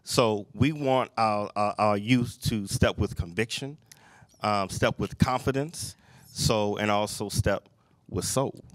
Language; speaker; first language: English; native; English